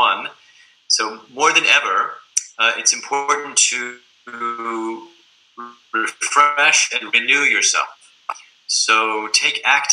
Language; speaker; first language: English; native; English